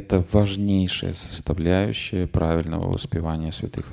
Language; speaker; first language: Russian; native; Russian